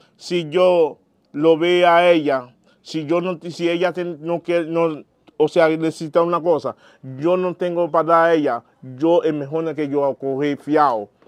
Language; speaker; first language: Spanish; non-native, learner; Haitian Creole